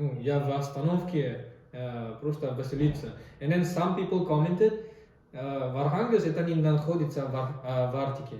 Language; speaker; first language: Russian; non-native, learner; Malay